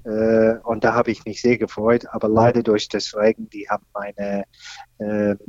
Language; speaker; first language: German; non-native, fluent; English